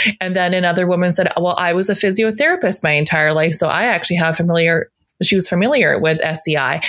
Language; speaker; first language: English; native; English